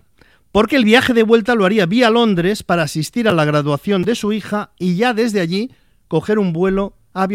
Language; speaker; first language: Spanish; native; Spanish